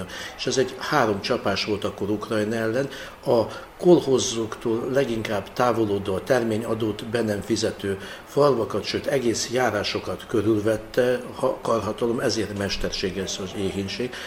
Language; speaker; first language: Hungarian; native; Hungarian